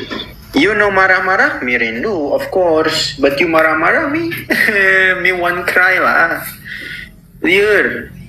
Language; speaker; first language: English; non-native, learner; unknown